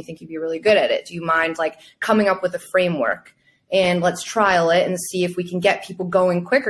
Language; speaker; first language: English; native; English